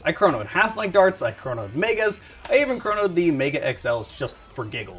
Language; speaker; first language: English; native; English